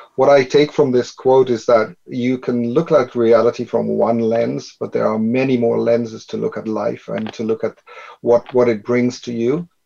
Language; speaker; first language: English; non-native, fluent; Dutch